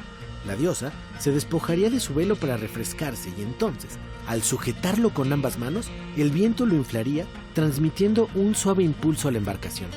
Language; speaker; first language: Spanish; native; Spanish